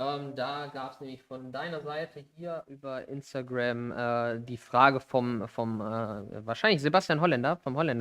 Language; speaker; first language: German; native; German